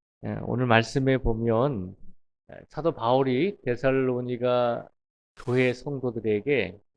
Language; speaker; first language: Korean; native; Korean